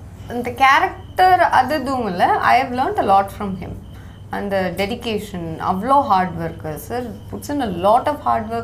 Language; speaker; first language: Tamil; non-native, local second language; Malayalam